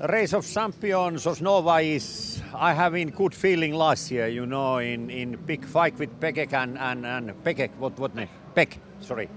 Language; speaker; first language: English; non-native, learner; Finnish